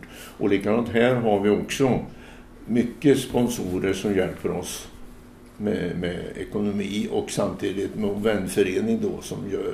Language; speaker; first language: Swedish; native; Swedish